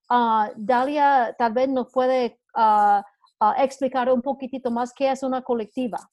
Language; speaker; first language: Spanish; non-native, fluent; English